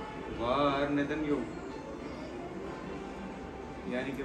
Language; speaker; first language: Turkish; non-native, learner; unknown